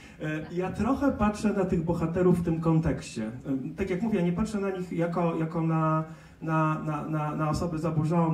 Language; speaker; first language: Polish; native; Polish